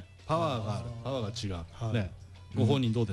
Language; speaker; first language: Japanese; native; Japanese